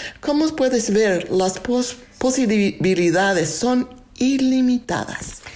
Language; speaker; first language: Spanish; non-native, fluent; English